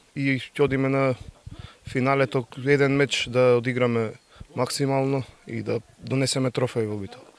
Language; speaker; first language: Macedonian; native; Macedonian